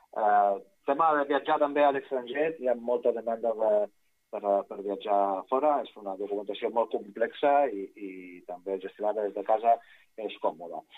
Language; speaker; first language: Catalan; non-native, fluent; Italian